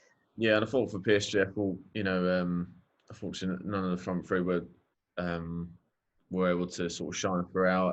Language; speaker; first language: English; native; English